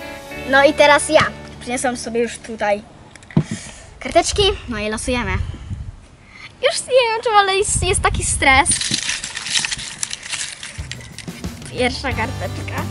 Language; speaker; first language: Polish; native; Polish